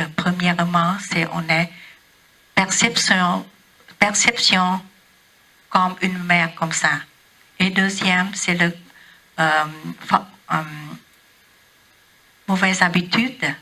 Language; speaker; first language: French; non-native, learner; Vietnamese